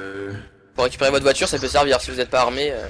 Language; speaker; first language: French; native; French